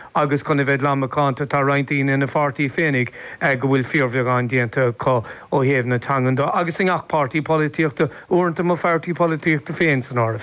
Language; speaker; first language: Irish; native; Irish